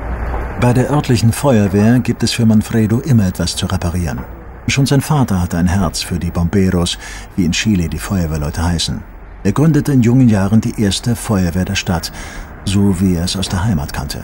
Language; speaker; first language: German; native; German